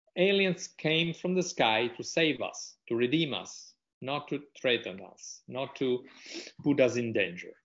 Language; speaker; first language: English; non-native, fluent; Italian